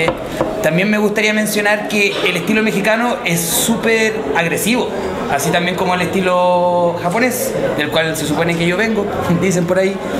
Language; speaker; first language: Spanish; native; Spanish